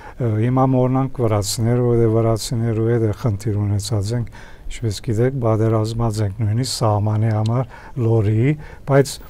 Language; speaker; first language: Armenian; early bilingual, heritage; Armenian